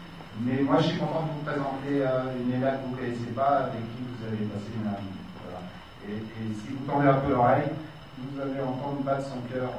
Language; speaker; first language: French; native; French